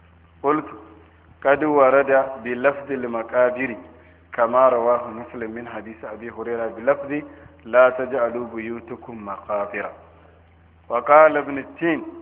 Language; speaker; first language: Arabic; non-native, fluent; Hausa